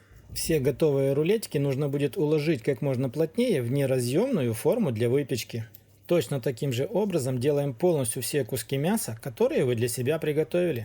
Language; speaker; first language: Russian; native; Russian